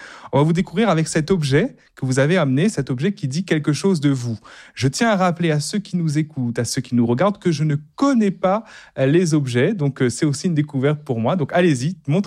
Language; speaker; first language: French; native; French